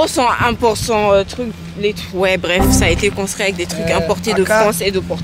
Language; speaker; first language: French; native; French